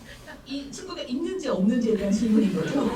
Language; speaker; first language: Korean; native; Korean